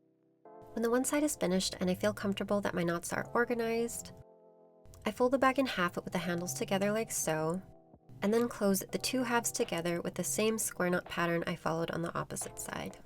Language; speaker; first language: English; native; English